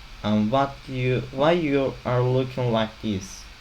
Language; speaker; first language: English; non-native, learner; Turkish